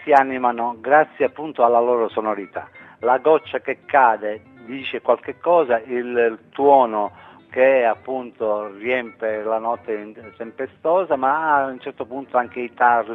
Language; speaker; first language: Italian; native; Italian